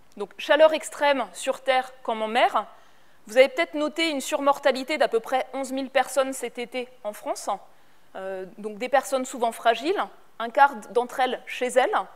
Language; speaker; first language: French; native; French